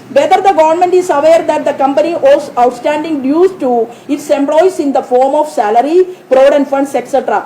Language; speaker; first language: English; non-native, local second language; Malayalam